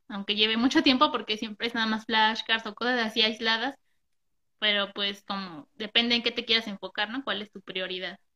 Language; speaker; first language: Spanish; native; Spanish